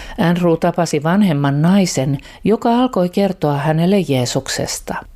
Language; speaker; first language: Finnish; native; Finnish